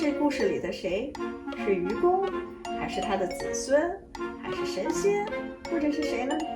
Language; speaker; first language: Chinese; native; Chinese